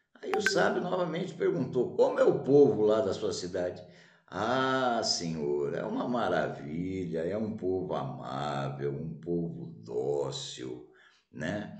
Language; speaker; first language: Portuguese; native; Portuguese